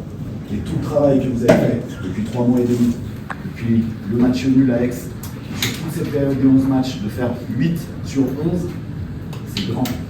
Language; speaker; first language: French; native; French